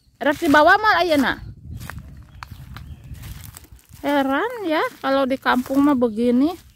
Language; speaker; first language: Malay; non-native, local second language; Sundanese